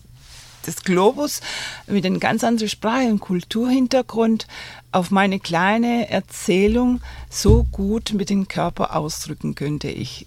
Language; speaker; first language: German; non-native, fluent; Spanish